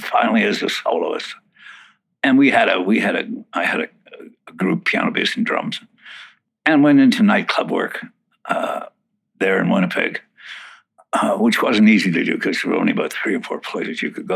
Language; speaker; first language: English; native; English